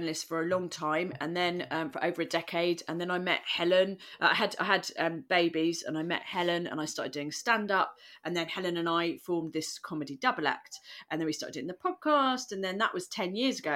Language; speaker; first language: English; native; English